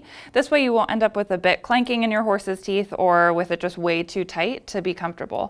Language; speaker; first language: English; native; English